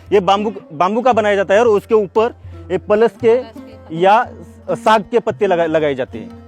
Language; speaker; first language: Hindi; non-native, local second language; Kukna